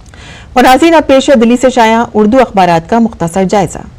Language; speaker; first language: Hindi; native; Hindi